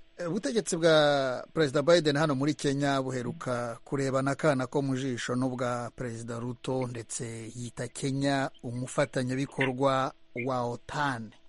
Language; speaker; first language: Kinyarwanda; native; Kinyarwanda